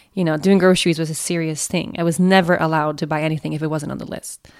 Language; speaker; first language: English; non-native, fluent; Swedish